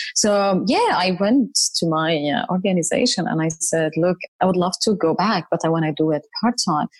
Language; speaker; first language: English; non-native, fluent; Arabic